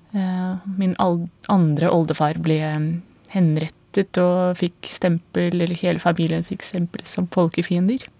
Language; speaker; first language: Norwegian; non-native, fluent; Russian